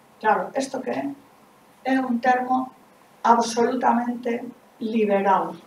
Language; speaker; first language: Galician; non-native, local second language; Spanish